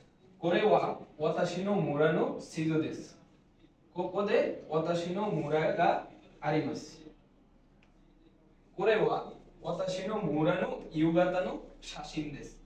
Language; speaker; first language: Japanese; non-native, learner; Bangla